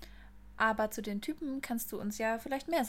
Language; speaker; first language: German; native; German